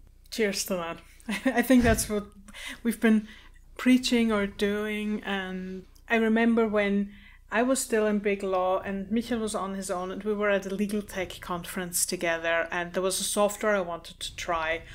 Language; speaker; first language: English; non-native, fluent; German